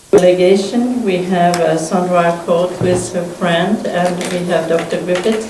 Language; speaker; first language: English; non-native, fluent; French